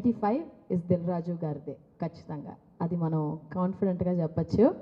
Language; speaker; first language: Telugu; early bilingual, heritage; Telugu